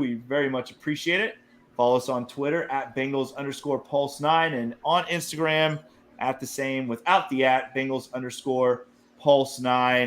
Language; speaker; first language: English; native; English